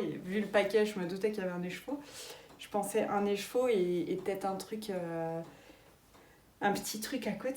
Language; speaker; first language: French; native; French